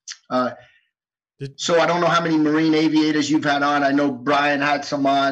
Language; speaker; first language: English; native; English